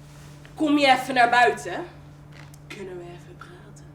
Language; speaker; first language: Dutch; non-native, fluent; English